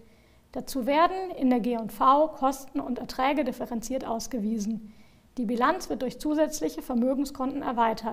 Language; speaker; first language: German; native; German